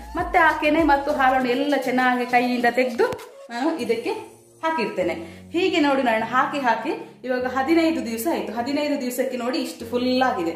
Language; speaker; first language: Kannada; non-native, local second language; Tulu